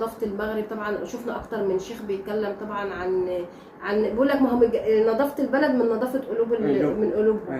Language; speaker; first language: Arabic; native; Arabic